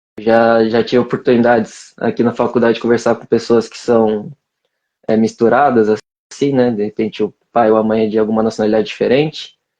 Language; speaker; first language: Portuguese; native; Portuguese